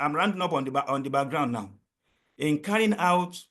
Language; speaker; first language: English; non-native, local second language; Yoruba